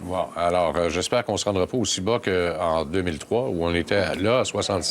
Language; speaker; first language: French; native; French